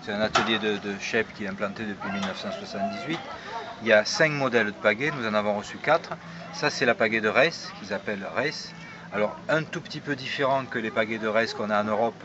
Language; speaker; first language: French; native; French